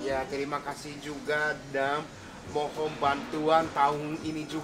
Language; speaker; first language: Indonesian; non-native, fluent; Japanese